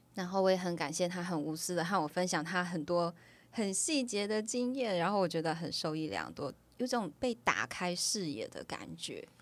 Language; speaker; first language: Chinese; native; Chinese